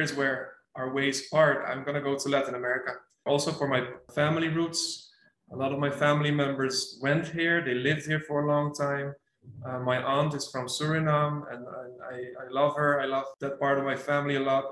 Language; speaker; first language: English; non-native, fluent; Dutch